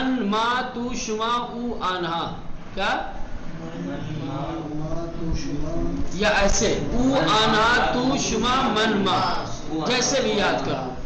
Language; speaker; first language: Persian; non-native, fluent; Urdu